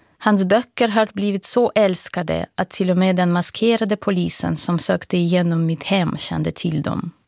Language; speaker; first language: Swedish; non-native, fluent; Russian